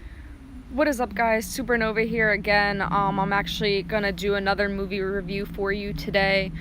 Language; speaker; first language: English; native; English